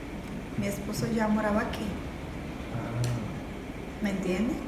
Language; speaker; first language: Portuguese; non-native, learner; Spanish